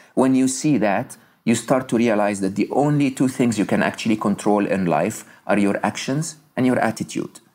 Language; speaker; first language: English; non-native, fluent; Arabic